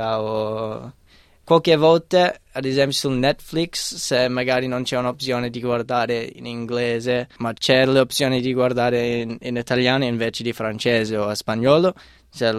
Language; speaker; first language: Italian; non-native, fluent; English